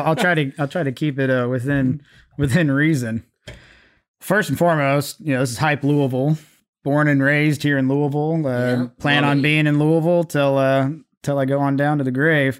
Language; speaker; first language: English; native; English